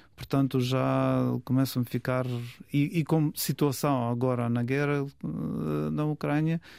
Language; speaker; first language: Portuguese; non-native, fluent; Ukrainian